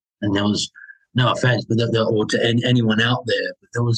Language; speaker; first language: English; native; English